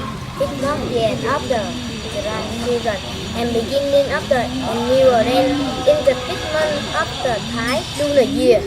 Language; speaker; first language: English; non-native, learner; Vietnamese